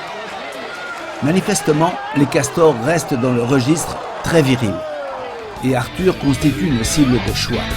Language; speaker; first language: French; native; French